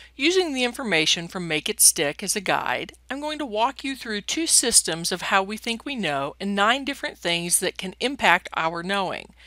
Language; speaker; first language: English; native; English